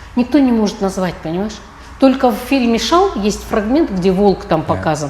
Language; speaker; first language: Russian; non-native, local second language; Kazakh